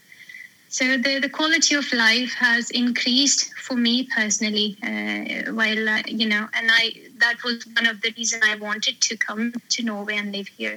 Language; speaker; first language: English; non-native, local second language; Hindi